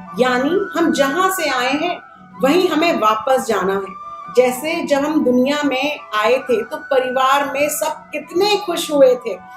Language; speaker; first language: Hindi; native; Hindi